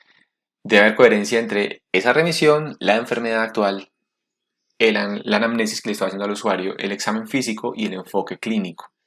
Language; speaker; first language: Spanish; native; Spanish